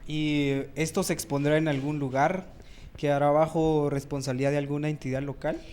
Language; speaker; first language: Spanish; native; Spanish